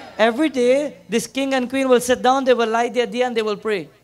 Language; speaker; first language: English; native; English